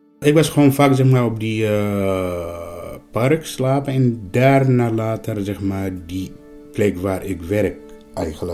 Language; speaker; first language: Dutch; non-native, learner; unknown